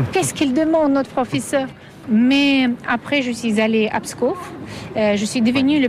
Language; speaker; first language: French; non-native, fluent; Russian